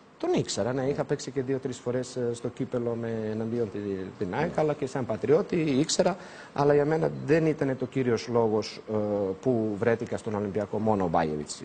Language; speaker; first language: Greek; non-native, fluent; Serbian